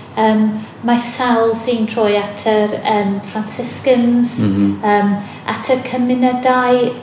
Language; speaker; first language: Welsh; non-native, fluent; English